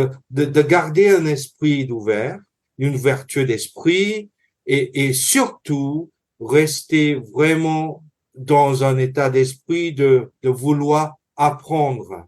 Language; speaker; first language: French; non-native, fluent; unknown